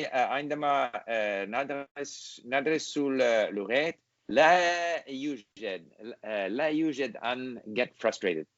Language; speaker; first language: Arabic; non-native, learner; English